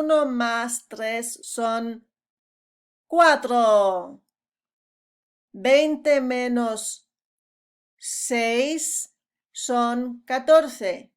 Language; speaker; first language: Spanish; non-native, fluent; English